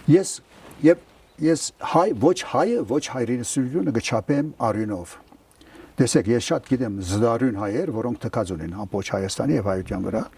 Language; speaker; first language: Armenian; early bilingual, heritage; Armenian